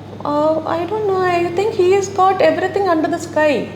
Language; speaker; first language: English; non-native, local second language; Malayalam